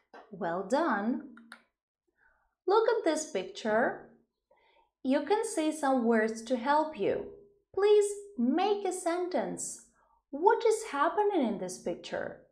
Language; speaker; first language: English; non-native, fluent; Ukrainian